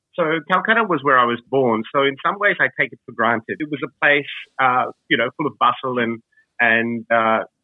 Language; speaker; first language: English; early bilingual, other home language; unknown